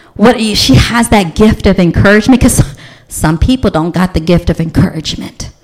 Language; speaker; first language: English; native; English